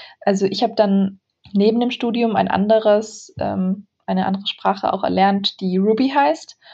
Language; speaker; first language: German; early bilingual, other home language; Central Kurdish